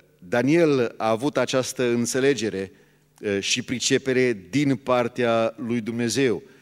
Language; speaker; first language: Romanian; early bilingual, heritage; Romanian